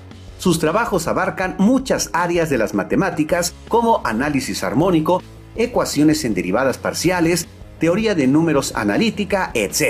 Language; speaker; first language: Spanish; native; Spanish